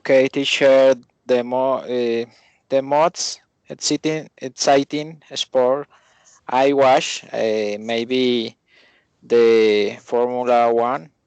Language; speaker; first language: English; non-native, learner; Spanish